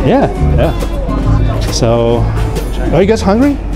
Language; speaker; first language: English; non-native, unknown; Chinese